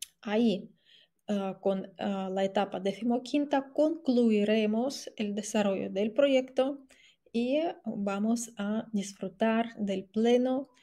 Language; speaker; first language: Spanish; non-native, fluent; Russian